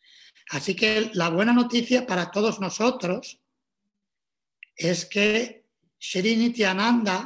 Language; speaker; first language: Spanish; native; Spanish